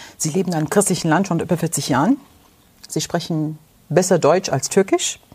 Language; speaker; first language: German; non-native, fluent; Turkish